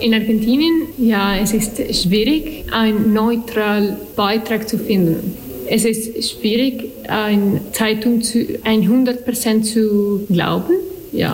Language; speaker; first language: German; non-native, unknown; Spanish